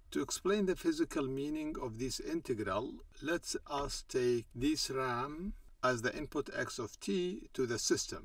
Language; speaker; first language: English; non-native, fluent; Arabic